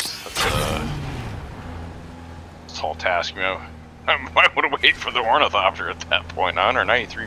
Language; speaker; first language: English; native; English